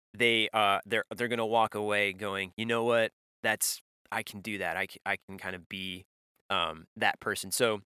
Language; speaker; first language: English; native; English